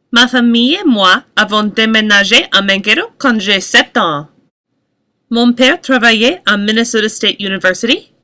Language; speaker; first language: French; non-native, learner; English